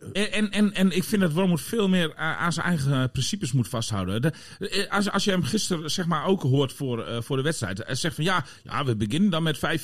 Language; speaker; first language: Dutch; native; Dutch